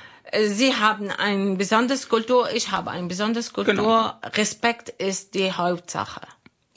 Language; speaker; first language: German; non-native, learner; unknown